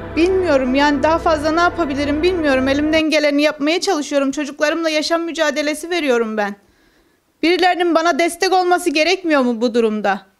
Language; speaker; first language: Turkish; native; Turkish